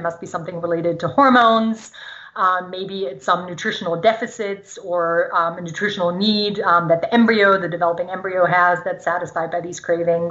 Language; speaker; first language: English; non-native, fluent; German